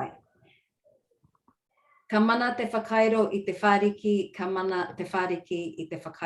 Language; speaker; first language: Māori; non-native, local second language; English